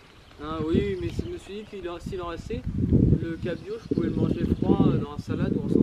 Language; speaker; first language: French; native; French